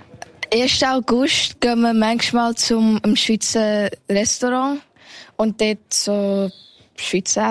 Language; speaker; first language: German; early bilingual, heritage; Thai